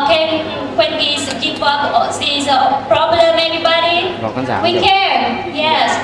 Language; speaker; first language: English; non-native, learner; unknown